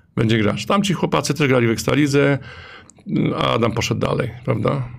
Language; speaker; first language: Polish; native; Polish